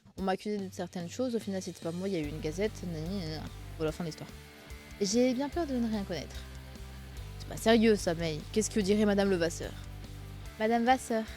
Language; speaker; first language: French; native; French